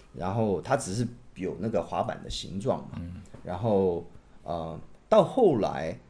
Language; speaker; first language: Chinese; native; Chinese